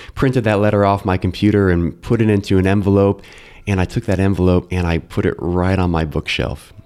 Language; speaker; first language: English; native; English